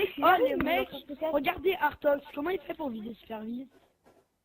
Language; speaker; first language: French; native; French